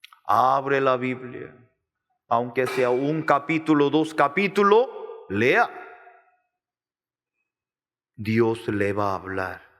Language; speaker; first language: Spanish; non-native, learner; Korean